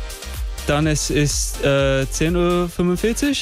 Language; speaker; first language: German; non-native, fluent; English